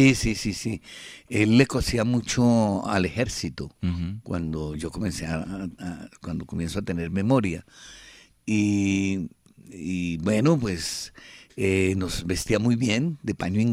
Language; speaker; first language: Spanish; native; Spanish